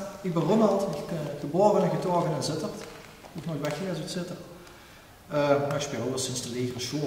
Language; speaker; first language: Dutch; native; Dutch